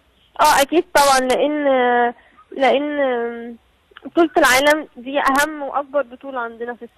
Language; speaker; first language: Arabic; native; Arabic